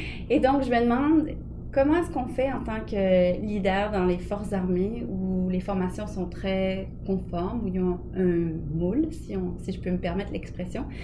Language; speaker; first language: French; native; French